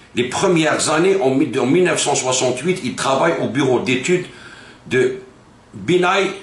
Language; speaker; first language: French; non-native, local second language; Arabic